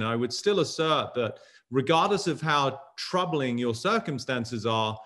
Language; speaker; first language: English; native; English